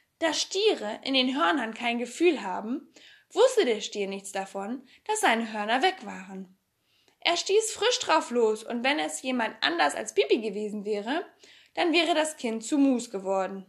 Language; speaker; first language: German; native; German